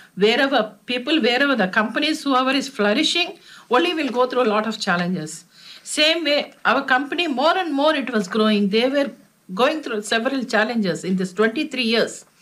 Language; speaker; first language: English; non-native, local second language; Telugu